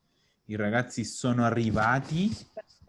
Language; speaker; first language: Italian; non-native, fluent; Spanish